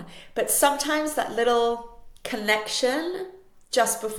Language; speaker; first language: English; non-native, fluent; Spanish